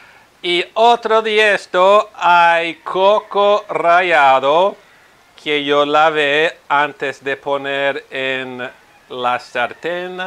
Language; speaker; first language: Spanish; non-native, fluent; Italian